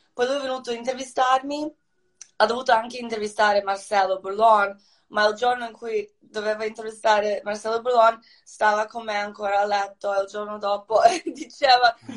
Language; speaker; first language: Italian; non-native, fluent; Croatian